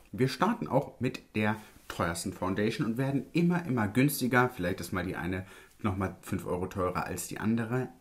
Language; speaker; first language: German; early bilingual, other home language; Italian